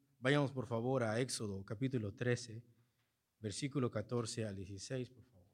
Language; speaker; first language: Spanish; early bilingual, heritage; Spanish